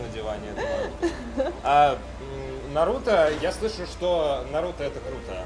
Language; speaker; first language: Russian; native; Russian